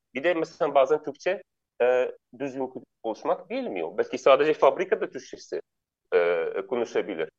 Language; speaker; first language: Turkish; non-native, learner; Arabic